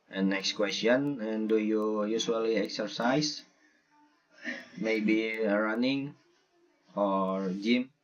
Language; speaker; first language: English; non-native, learner; Indonesian